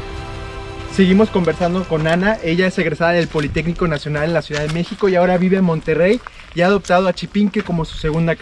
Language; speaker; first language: Spanish; native; Spanish